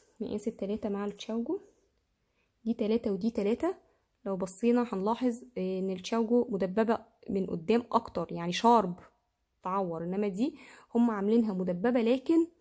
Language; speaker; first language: Arabic; native; Arabic